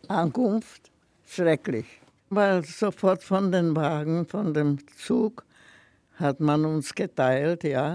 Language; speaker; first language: German; non-native, fluent; Czech